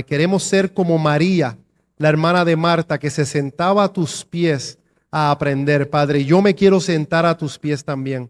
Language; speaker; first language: Spanish; native; Spanish